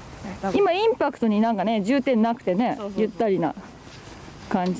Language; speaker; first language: Japanese; native; Japanese